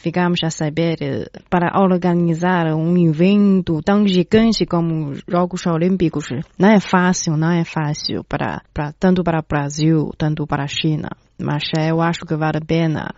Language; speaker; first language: Portuguese; non-native, fluent; Chinese